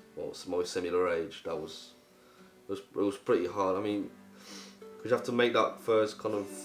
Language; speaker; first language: English; early bilingual, other home language; Polish